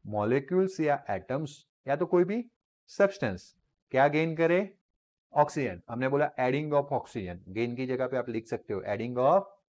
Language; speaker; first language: Hindi; non-native, local second language; Gujarati